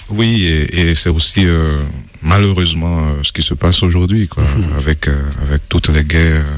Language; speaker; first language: French; non-native, fluent; English